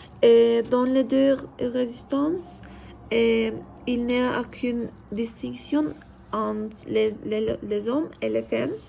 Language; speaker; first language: French; non-native, learner; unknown